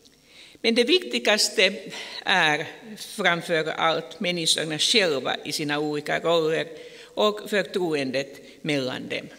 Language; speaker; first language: Swedish; non-native, fluent; Finnish